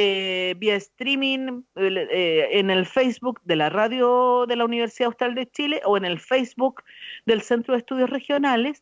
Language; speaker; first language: Spanish; native; Spanish